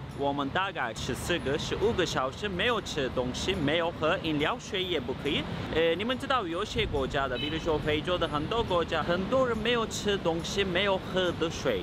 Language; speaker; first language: Chinese; non-native, fluent; Turkish